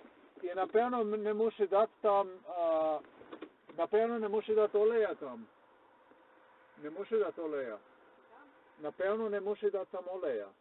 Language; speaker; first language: Polish; non-native, learner; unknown